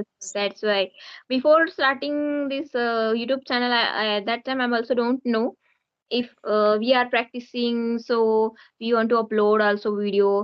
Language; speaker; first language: English; non-native, learner; Hindi